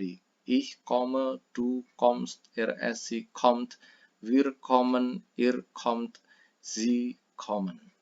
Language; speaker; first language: German; non-native, fluent; Indonesian